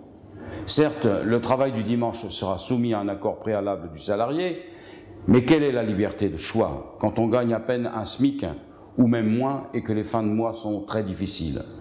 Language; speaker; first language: French; native; French